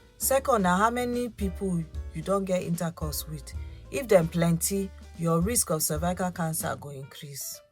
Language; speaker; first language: Nigerian Pidgin; non-native, local second language; Yoruba